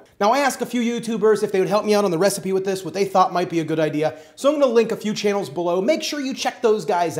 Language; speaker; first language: English; native; English